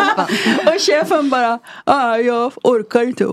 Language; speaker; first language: Swedish; non-native, fluent; Persian